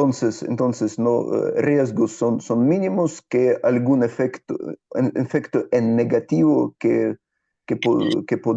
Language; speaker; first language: Spanish; non-native, fluent; Russian